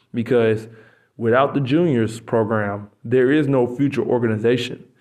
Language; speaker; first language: English; native; English